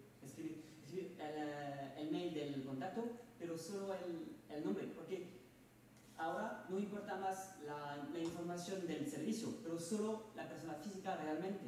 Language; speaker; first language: Spanish; non-native, fluent; French